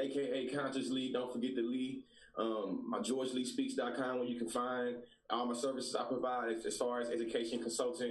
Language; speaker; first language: English; native; English